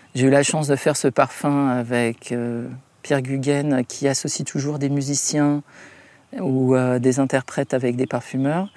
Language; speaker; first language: French; native; French